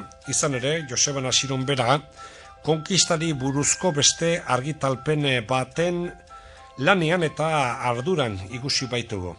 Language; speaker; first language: Basque; native; Basque